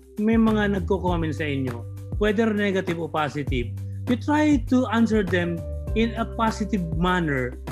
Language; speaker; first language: Filipino; non-native, local second language; Bikol